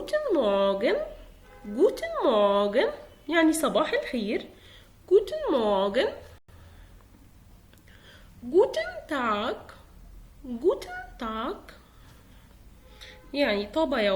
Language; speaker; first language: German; non-native, fluent; Arabic